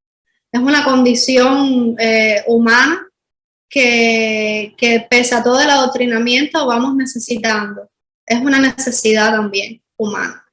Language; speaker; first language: Spanish; native; Spanish